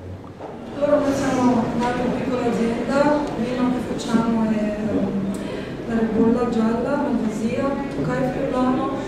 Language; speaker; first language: Italian; non-native, learner; Slovenian